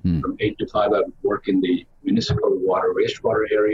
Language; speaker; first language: English; non-native, local second language; Telugu